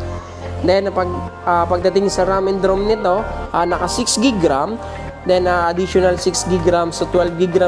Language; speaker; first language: Filipino; native; Filipino